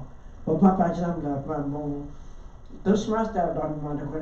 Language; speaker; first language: French; non-native, learner; Vietnamese